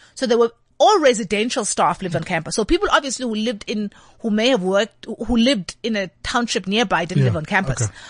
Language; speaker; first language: English; non-native, local second language; Xhosa